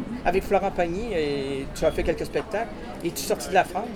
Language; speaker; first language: French; native; French